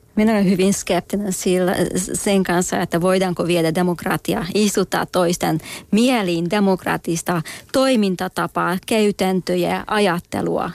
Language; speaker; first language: Finnish; non-native, fluent; Hungarian